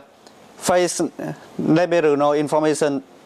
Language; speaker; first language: Japanese; non-native, learner; Vietnamese